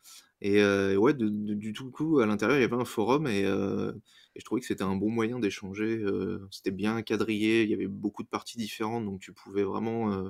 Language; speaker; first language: French; native; French